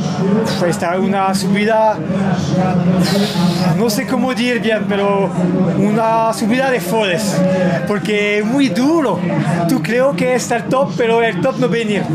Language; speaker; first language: Spanish; non-native, learner; French